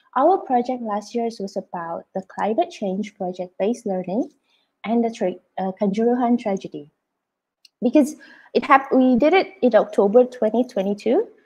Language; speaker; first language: English; non-native, fluent; Indonesian